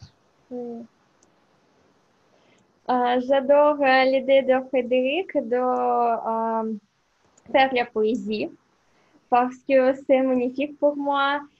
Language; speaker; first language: French; non-native, learner; Russian